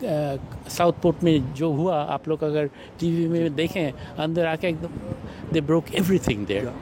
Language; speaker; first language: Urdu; non-native, learner; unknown